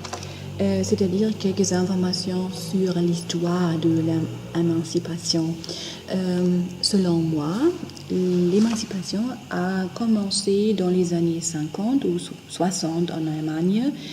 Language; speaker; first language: French; non-native, fluent; German